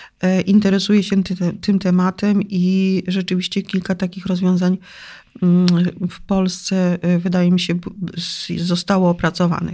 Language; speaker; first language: Polish; native; Polish